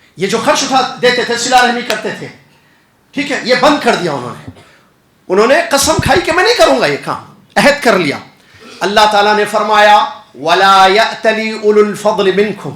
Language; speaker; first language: Urdu; native; Urdu